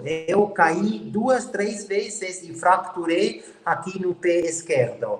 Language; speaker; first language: Portuguese; non-native, learner; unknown